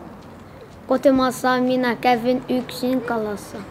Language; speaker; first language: Finnish; non-native, learner; Arabic